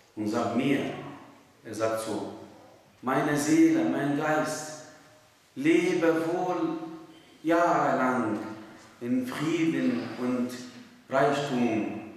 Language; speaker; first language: German; non-native, fluent; Arabic